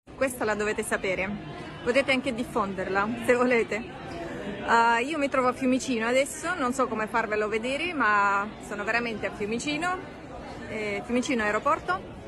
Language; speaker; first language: Italian; non-native, fluent; Russian